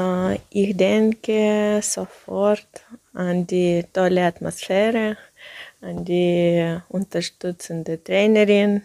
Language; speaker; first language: German; non-native, fluent; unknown